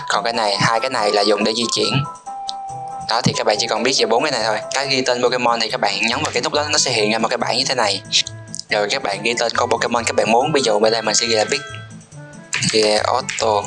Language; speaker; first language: Vietnamese; native; Vietnamese